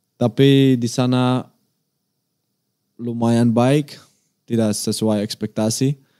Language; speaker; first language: Indonesian; non-native, learner; Dutch